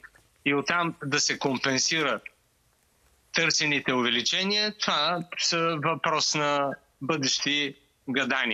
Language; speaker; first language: Bulgarian; native; Bulgarian